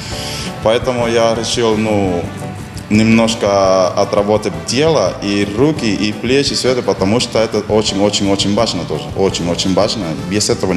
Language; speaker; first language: Russian; non-native, fluent; Spanish